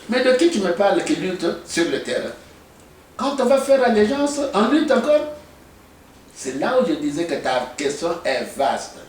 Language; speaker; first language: French; non-native, local second language; Lingala